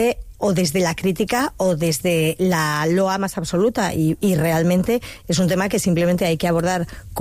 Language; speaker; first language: Spanish; native; Spanish